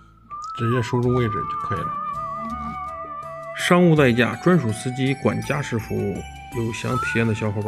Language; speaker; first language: Chinese; native; Chinese